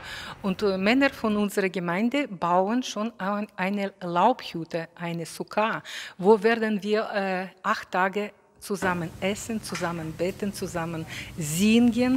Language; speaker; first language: German; non-native, fluent; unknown